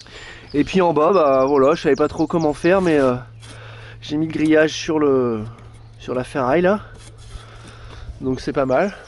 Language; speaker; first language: French; native; French